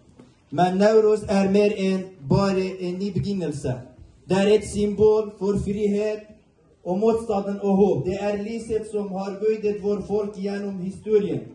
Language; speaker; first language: Norwegian; non-native, fluent; Central Kurdish